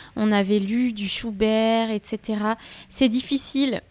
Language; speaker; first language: French; native; French